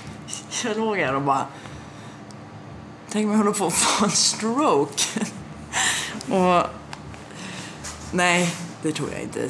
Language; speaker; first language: Swedish; native; Swedish